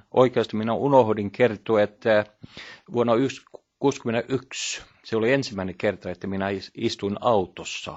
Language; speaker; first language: Finnish; early bilingual, heritage; Norwegian